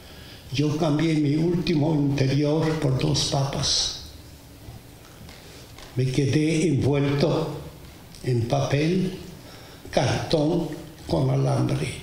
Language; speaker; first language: Spanish; non-native, fluent; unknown